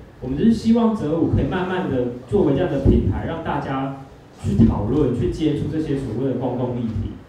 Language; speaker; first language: Chinese; native; Chinese